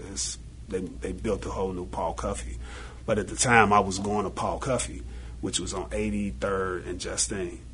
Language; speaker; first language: English; native; English